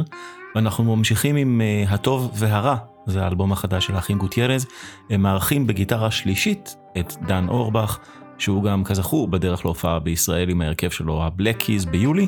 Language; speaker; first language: Hebrew; native; Hebrew